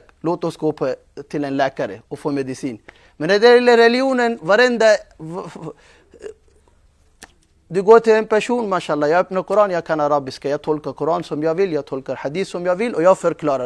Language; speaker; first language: Swedish; non-native, fluent; Urdu